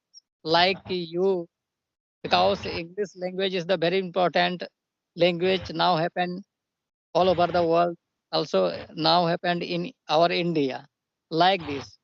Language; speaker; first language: English; non-native, learner; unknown